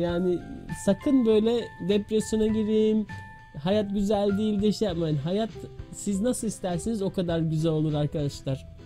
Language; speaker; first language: Turkish; early bilingual, heritage; Turkish